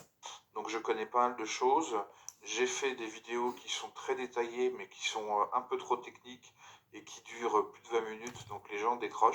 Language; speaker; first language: French; native; French